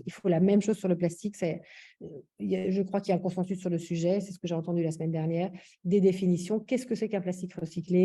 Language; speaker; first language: French; native; French